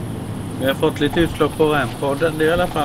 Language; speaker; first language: Swedish; native; Swedish